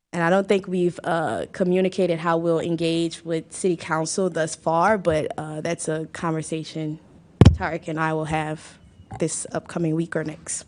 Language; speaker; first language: English; native; English